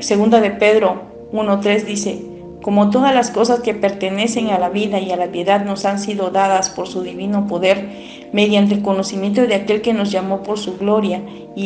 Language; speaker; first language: Spanish; native; Spanish